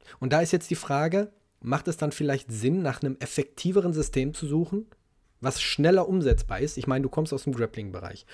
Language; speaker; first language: German; native; German